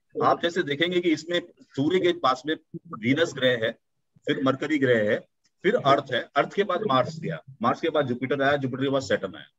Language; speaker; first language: Hindi; native; Hindi